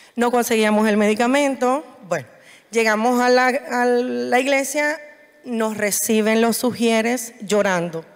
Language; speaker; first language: Spanish; native; Spanish